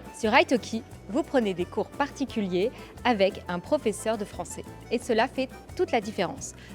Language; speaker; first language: French; native; French